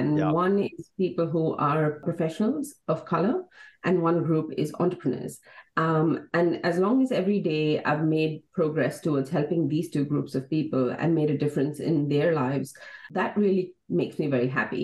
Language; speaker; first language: English; non-native, local second language; Hindi